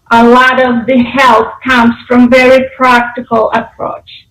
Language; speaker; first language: English; non-native, fluent; Polish